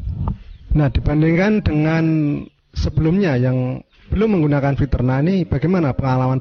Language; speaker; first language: Indonesian; native; Indonesian